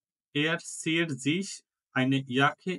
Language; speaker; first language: German; non-native, fluent; Bangla